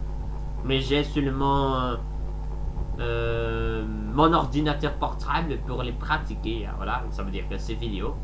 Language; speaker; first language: French; non-native, learner; Sasak